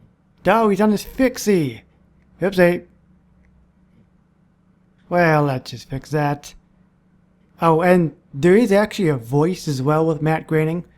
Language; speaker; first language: English; native; English